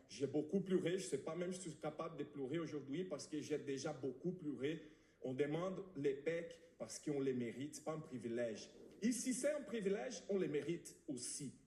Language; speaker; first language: French; non-native, fluent; Portuguese